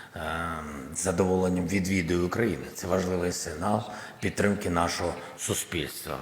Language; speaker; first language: Ukrainian; non-native, local second language; Russian